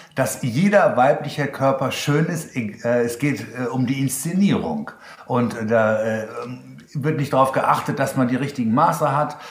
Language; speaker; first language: German; native; German